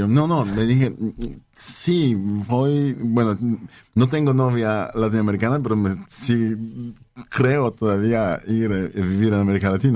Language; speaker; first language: Spanish; non-native, fluent; Polish